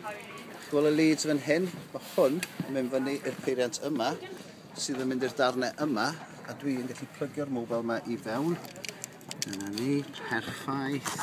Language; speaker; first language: Welsh; native; Welsh